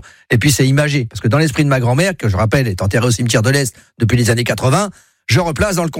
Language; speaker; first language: French; native; French